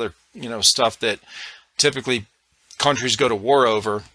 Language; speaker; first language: English; native; English